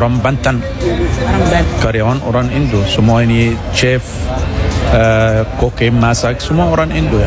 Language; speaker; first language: Indonesian; non-native, learner; Arabic